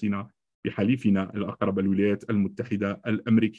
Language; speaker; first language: Arabic; native; Arabic